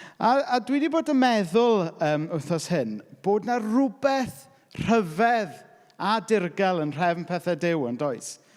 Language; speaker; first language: Welsh; native; Welsh